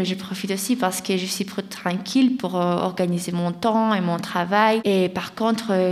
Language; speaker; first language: French; non-native, fluent; Greek